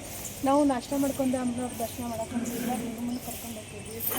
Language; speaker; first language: Kannada; native; Kannada